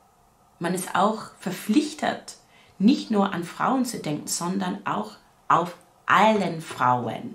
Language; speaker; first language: German; non-native, fluent; English